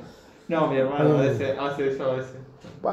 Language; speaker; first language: Spanish; native; Spanish